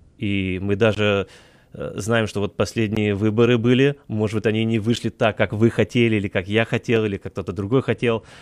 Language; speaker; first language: Russian; native; Russian